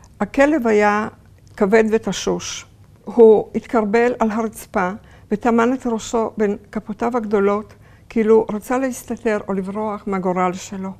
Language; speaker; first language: Hebrew; early bilingual, other home language; Polish